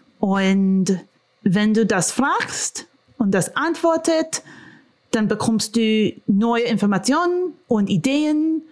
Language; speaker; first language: German; non-native, fluent; English